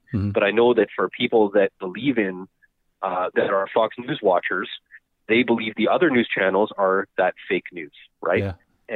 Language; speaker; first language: English; native; English